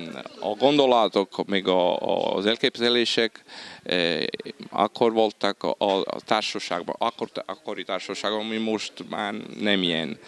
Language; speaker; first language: Hungarian; non-native, fluent; Italian